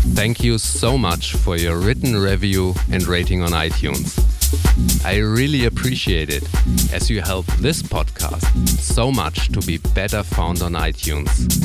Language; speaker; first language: English; non-native, fluent; German